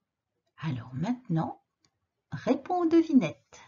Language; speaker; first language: French; native; French